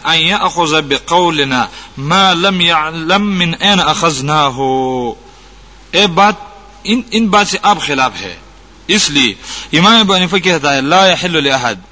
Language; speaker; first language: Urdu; non-native, local second language; Pashto